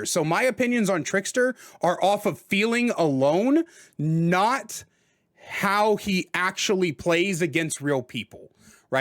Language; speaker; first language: English; native; English